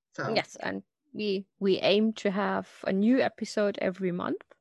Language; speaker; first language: English; non-native, fluent; German